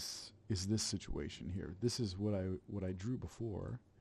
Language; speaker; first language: English; native; English